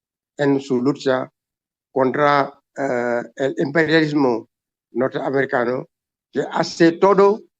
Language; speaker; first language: Spanish; non-native, learner; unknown